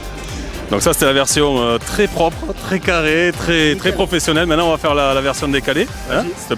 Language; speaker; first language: French; native; French